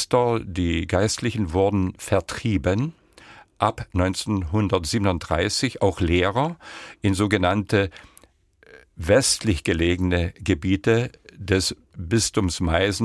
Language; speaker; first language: German; non-native, local second language; Upper Sorbian